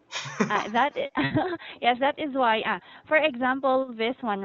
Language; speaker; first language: English; non-native, fluent; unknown